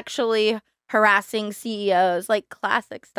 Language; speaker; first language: English; native; English